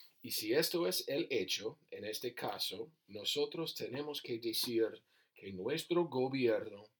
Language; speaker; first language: Spanish; non-native, learner; English